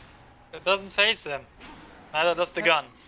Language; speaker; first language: English; native; English